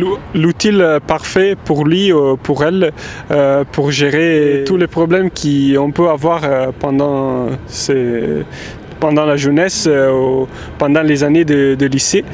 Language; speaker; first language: French; non-native, fluent; Italian